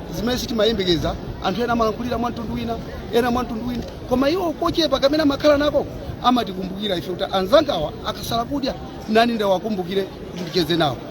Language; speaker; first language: Nyanja; non-native, local second language; Yao